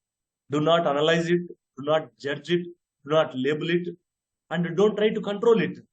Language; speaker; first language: English; non-native, local second language; Telugu